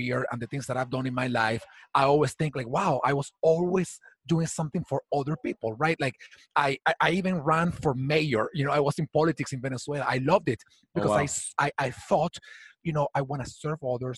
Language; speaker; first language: English; non-native, fluent; Spanish